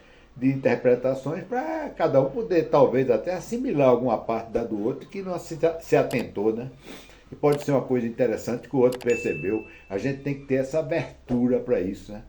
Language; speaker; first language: Portuguese; native; Portuguese